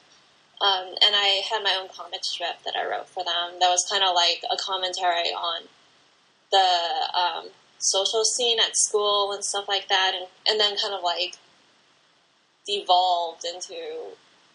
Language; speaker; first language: English; native; English